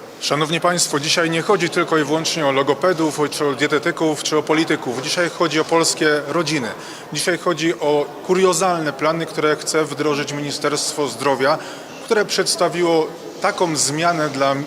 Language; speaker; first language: Polish; native; Polish